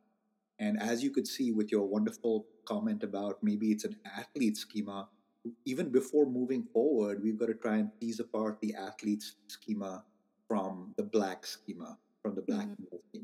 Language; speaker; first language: English; non-native, local second language; Hindi